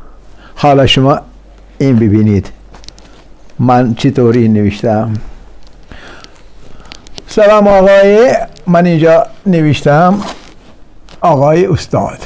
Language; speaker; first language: Persian; non-native, fluent; Urdu